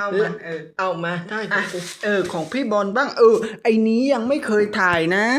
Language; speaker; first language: Thai; native; Thai